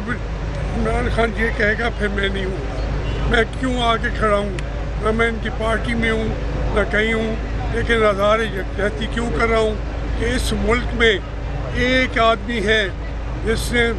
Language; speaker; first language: Urdu; native; Urdu